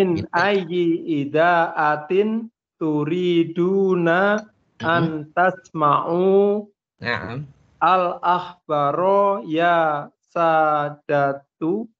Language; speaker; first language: Arabic; non-native, learner; Indonesian